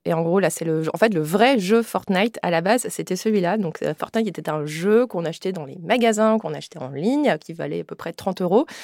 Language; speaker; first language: French; native; French